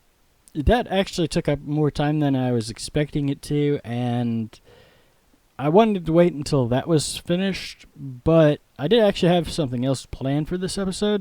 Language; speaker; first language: English; native; English